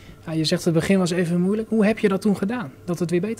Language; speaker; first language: Dutch; native; Dutch